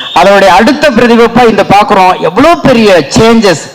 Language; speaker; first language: Tamil; native; Tamil